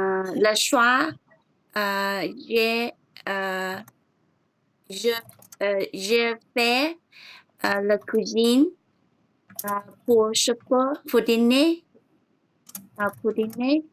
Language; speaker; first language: French; non-native, learner; English